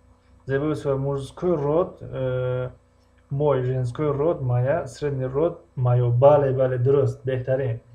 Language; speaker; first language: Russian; non-native, fluent; Tajik